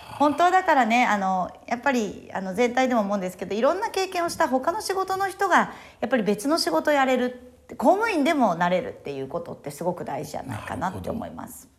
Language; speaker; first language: Japanese; native; Japanese